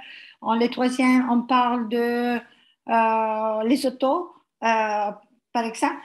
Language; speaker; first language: French; non-native, learner; Italian